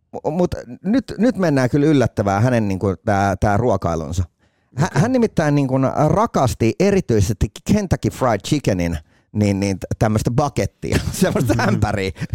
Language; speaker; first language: Finnish; native; Finnish